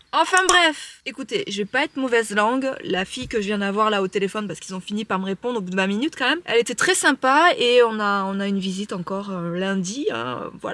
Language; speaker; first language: French; native; French